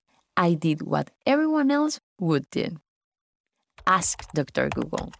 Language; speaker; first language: English; non-native, fluent; Spanish